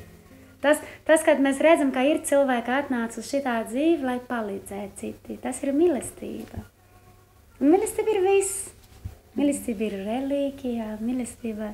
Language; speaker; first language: Latvian; non-native, learner; Portuguese